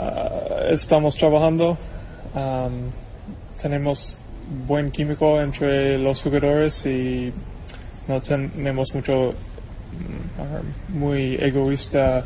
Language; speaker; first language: Spanish; non-native, fluent; English